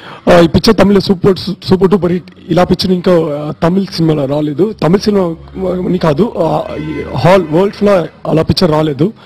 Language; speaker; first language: Telugu; non-native, learner; Tamil